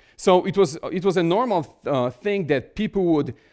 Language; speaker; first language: English; non-native, fluent; Polish